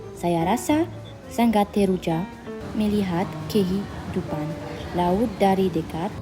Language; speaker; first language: Malay; non-native, learner; Arabic